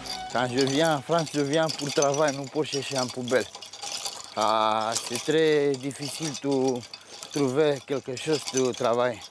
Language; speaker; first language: French; non-native, learner; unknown